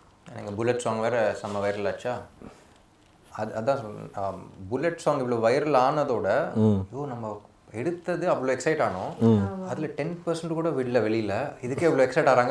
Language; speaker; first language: Tamil; non-native, local second language; Telugu